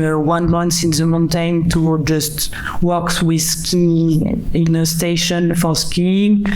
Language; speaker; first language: English; non-native, fluent; French